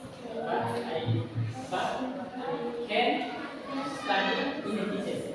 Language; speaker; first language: English; non-native, learner; Indonesian